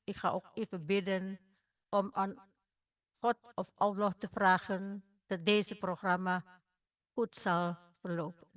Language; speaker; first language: Dutch; non-native, fluent; Indonesian